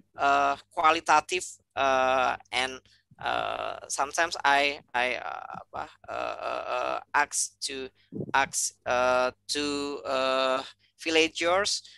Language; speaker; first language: English; non-native, fluent; Indonesian